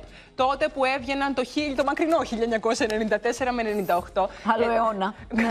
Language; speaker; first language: Greek; native; Greek